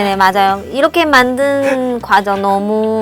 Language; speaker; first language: Korean; non-native, fluent; Chinese